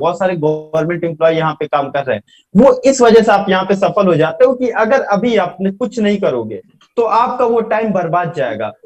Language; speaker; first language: Hindi; native; Hindi